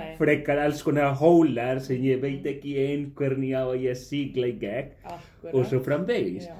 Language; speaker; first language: Icelandic; non-native, fluent; Spanish